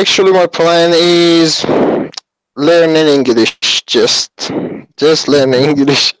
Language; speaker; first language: English; non-native, learner; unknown